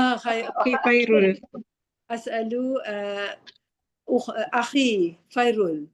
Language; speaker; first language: Arabic; non-native, learner; Malay